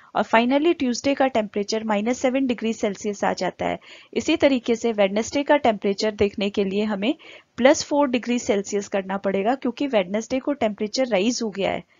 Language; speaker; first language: Hindi; native; Hindi